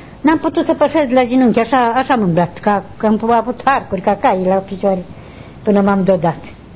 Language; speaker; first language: Romanian; native; Romanian